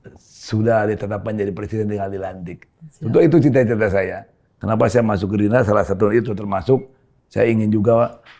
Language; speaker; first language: Indonesian; native; Indonesian